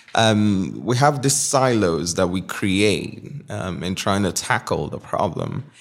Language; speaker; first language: English; non-native, local second language; Igbo